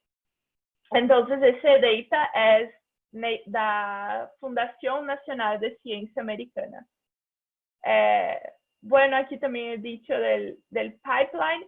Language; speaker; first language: Spanish; non-native, fluent; Portuguese